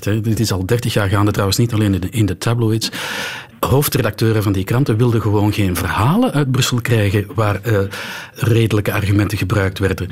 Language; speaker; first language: Dutch; native; Dutch